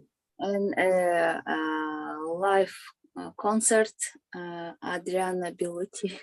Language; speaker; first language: English; non-native, learner; Kyrgyz